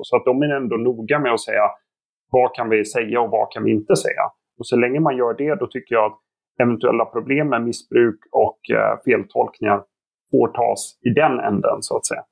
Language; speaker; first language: Swedish; native; Swedish